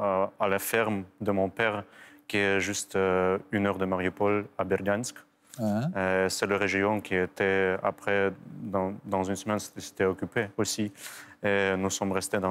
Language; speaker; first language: French; non-native, fluent; Ukrainian